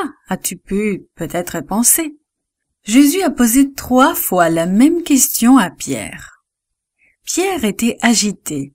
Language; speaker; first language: French; native; French